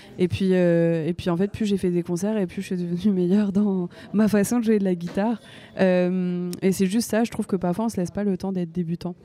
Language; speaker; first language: French; native; French